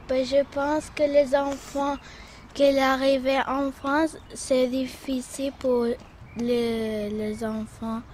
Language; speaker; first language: French; non-native, learner; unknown